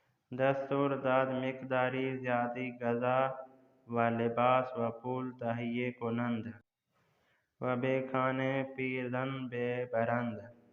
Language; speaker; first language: Persian; non-native, fluent; Urdu